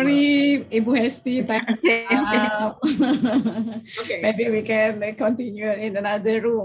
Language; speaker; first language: English; non-native, learner; Indonesian